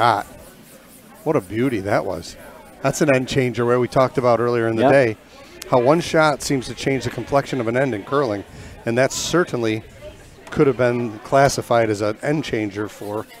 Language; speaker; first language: English; native; English